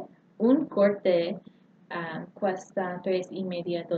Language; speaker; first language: Spanish; non-native, learner; English